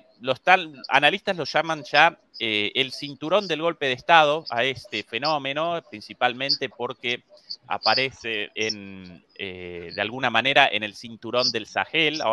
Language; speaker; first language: Spanish; native; Spanish